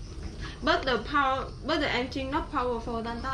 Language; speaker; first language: English; non-native, learner; Vietnamese